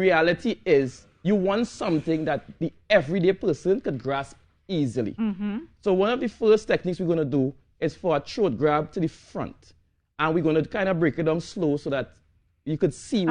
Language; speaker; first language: English; native; English